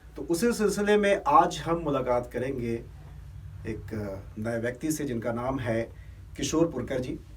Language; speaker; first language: Hindi; native; Hindi